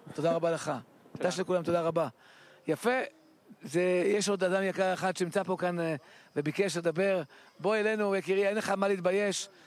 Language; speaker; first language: Hebrew; native; Hebrew